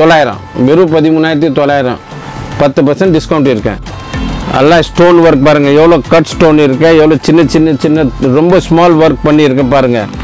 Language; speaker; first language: Tamil; non-native, local second language; Hindi